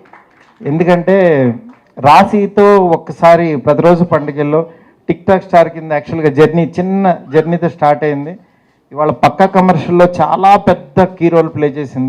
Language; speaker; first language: Telugu; native; Telugu